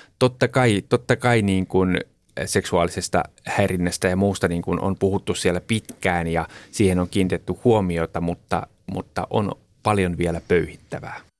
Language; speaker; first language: Finnish; early bilingual, heritage; Finnish